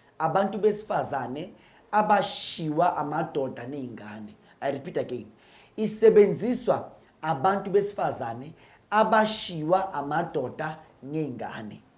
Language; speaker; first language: Zulu; non-native, local second language; Northern Sotho